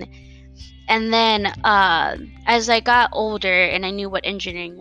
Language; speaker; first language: English; native; English